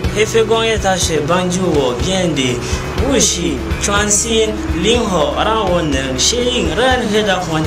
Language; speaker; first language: Chinese; non-native, fluent; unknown